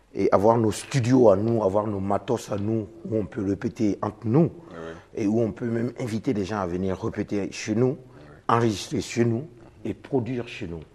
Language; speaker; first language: French; non-native, local second language; Mossi